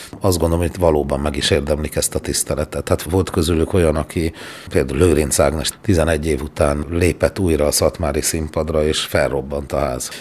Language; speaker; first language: Hungarian; native; Hungarian